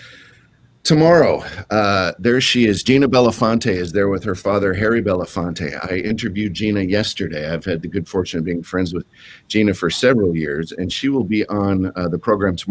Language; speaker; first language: English; native; English